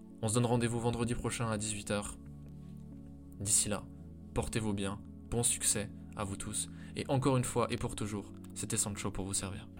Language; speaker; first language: French; native; French